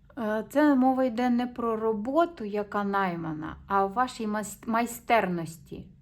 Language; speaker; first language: Ukrainian; non-native, local second language; Russian